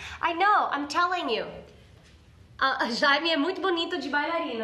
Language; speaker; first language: Portuguese; non-native, fluent; English